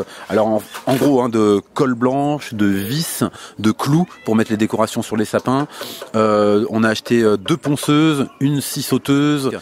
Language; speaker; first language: French; native; French